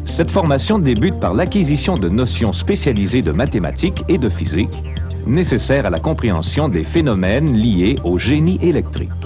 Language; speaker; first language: French; native; French